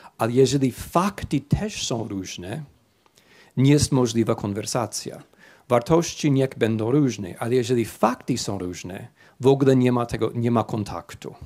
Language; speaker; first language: Polish; non-native, fluent; English